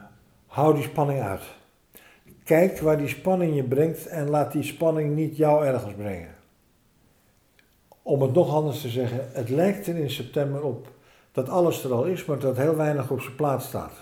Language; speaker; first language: Dutch; native; Dutch